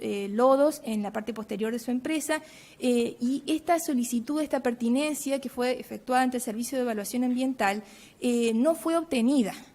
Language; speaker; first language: Spanish; native; Spanish